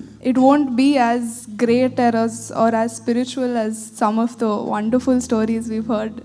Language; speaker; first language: English; early bilingual, other home language; Tamil